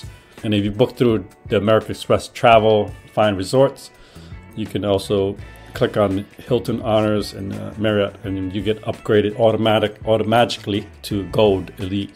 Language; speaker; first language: English; native; English